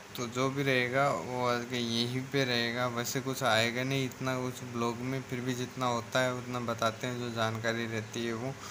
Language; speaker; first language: Hindi; native; Hindi